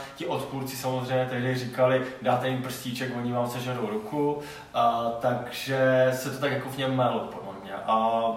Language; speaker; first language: Czech; non-native, local second language; Polish